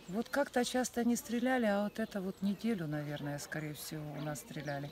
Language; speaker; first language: Russian; native; Russian